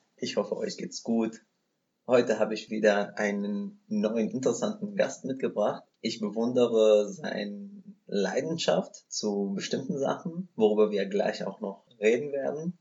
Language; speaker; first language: German; non-native, fluent; Arabic